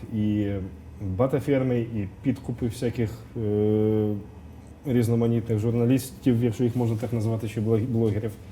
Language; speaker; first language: Ukrainian; non-native, local second language; Russian